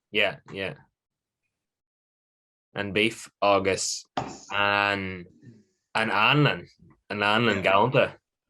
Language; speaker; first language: Irish; non-native, local second language; English